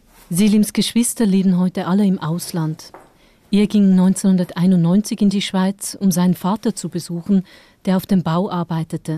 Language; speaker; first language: German; native; German